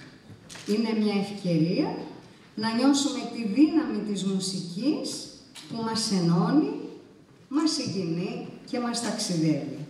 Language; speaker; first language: Greek; native; Greek